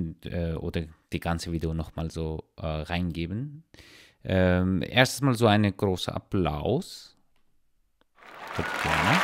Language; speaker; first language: German; non-native, learner; Persian